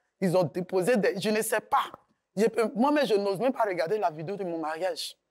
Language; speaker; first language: French; native; French